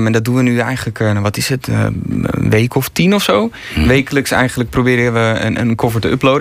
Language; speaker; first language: Dutch; native; Dutch